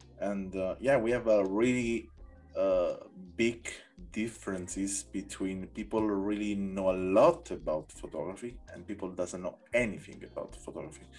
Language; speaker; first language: English; non-native, learner; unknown